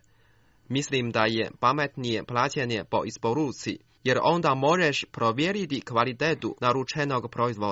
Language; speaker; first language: Croatian; non-native, fluent; Chinese